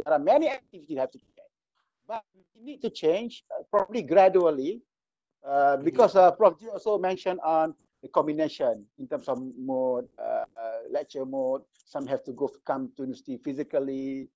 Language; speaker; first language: English; non-native, local second language; Malay